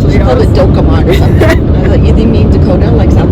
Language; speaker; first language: English; native; English